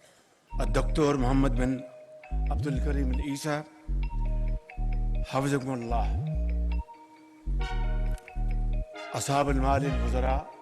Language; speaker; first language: Arabic; non-native, fluent; Urdu